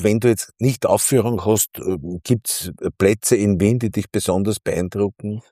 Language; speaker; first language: German; native; German